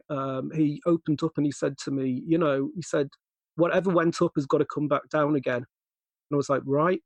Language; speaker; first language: English; native; English